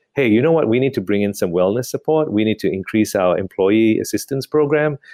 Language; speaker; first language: English; non-native, local second language; Tamil